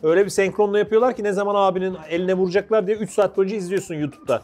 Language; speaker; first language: Turkish; native; Turkish